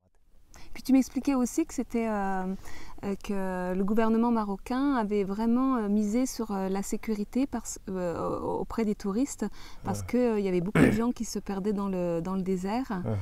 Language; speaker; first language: French; native; French